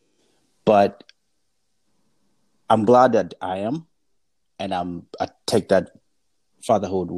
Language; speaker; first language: English; non-native, local second language; Swahili